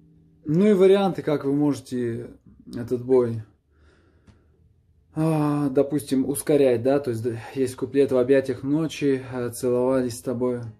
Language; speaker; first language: Russian; native; Russian